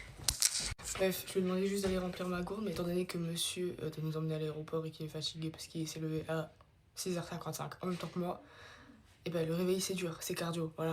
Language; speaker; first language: French; native; French